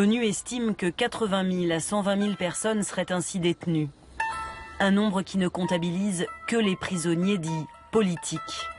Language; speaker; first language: French; native; French